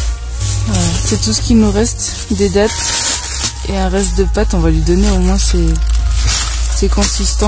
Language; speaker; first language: French; native; French